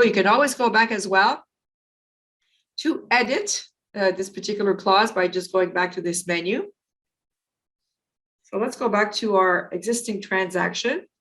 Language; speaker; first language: English; native; English